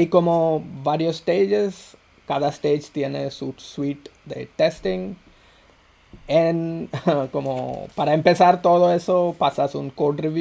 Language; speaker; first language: Spanish; non-native, fluent; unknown